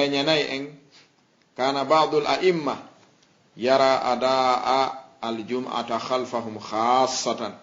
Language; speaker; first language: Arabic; non-native, fluent; Fula